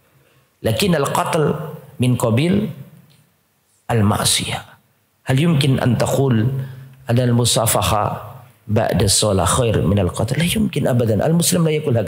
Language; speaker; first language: Arabic; non-native, fluent; Indonesian